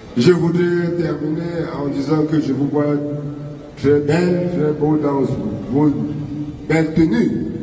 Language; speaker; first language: French; non-native, local second language; Ghomala